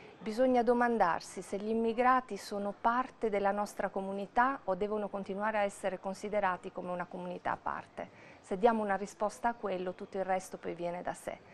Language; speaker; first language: Italian; non-native, fluent; Albanian